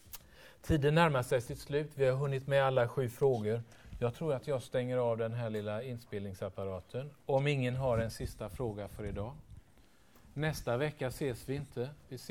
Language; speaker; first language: Swedish; native; Swedish